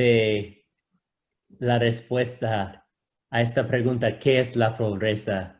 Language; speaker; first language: Spanish; non-native, fluent; English